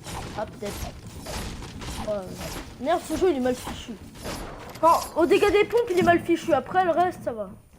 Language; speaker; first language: French; native; French